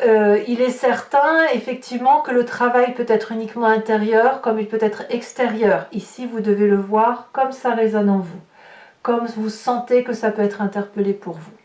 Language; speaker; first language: French; native; French